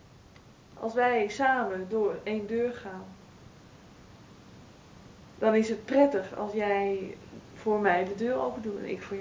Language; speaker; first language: Dutch; native; Dutch